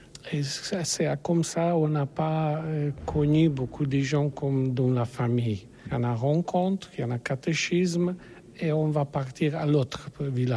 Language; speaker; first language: French; non-native, learner; Polish